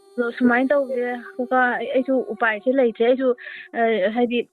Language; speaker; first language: Manipuri; native; Manipuri